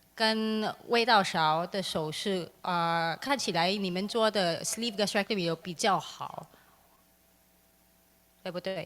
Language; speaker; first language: Chinese; non-native, learner; English